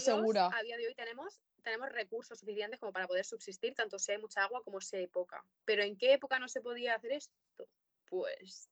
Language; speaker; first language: Spanish; native; Spanish